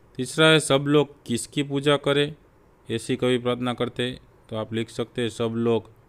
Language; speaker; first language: Hindi; non-native, local second language; Gujarati